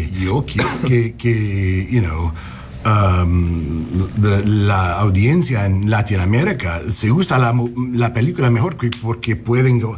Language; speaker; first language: Spanish; non-native, learner; English